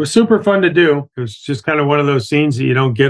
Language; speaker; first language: English; native; English